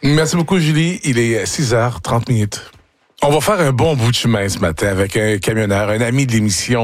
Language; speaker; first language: French; native; French